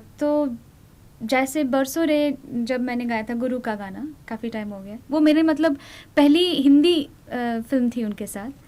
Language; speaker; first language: Hindi; non-native, local second language; Bangla